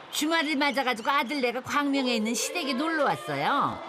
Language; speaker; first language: Korean; native; Korean